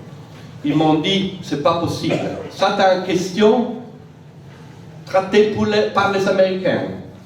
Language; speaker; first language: French; non-native, fluent; Italian